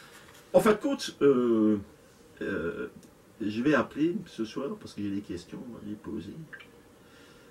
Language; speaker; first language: French; native; French